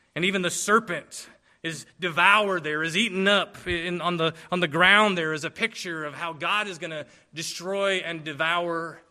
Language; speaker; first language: English; native; English